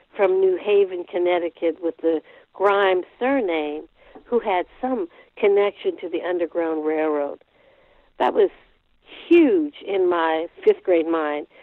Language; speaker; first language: English; native; English